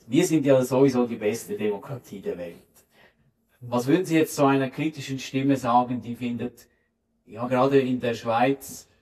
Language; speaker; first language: German; native; German